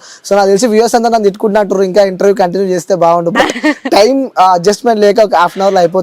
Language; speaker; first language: Telugu; native; Telugu